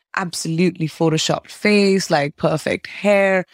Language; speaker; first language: English; non-native, local second language; Hindi